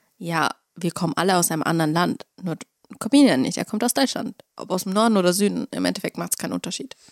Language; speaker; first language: German; early bilingual, other home language; Russian